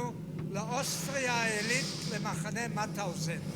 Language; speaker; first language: Hebrew; non-native, fluent; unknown